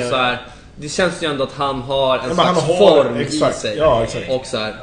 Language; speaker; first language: Swedish; native; Swedish